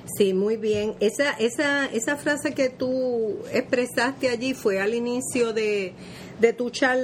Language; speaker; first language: Spanish; native; Spanish